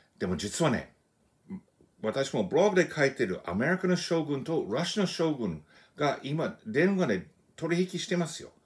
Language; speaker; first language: Japanese; non-native, fluent; English